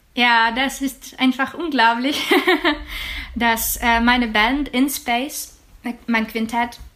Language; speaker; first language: German; non-native, fluent; Ukrainian